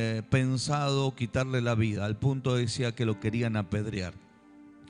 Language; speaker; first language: Spanish; native; Spanish